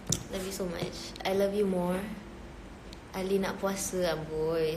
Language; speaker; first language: English; non-native, local second language; Malay